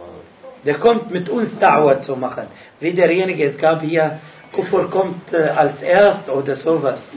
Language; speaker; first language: German; non-native, fluent; Arabic